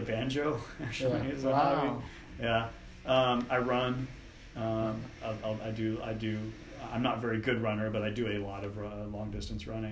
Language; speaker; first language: English; native; English